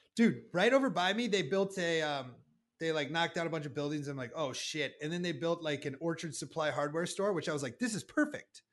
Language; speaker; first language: English; native; English